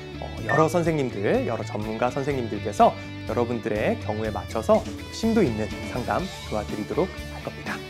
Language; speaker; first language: Korean; native; Korean